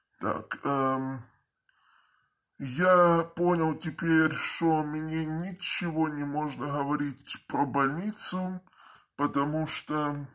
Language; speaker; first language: Russian; early bilingual, heritage; Russian